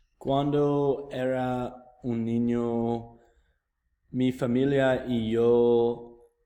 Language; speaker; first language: Spanish; non-native, learner; English